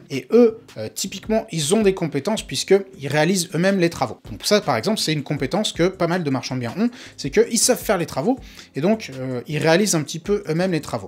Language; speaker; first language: French; native; French